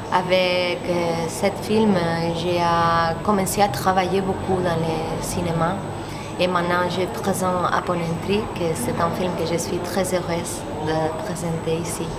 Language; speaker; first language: French; non-native, learner; Spanish